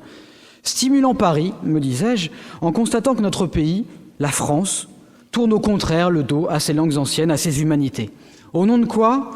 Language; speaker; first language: French; native; French